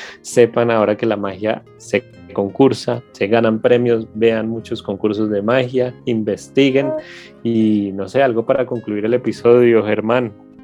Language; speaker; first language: Spanish; native; Spanish